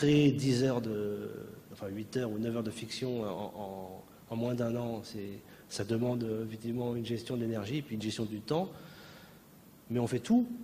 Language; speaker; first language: French; native; French